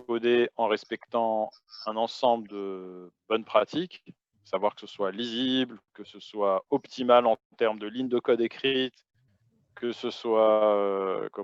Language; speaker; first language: French; native; French